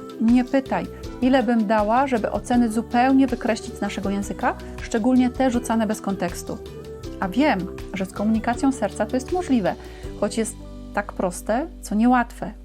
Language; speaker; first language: Polish; native; Polish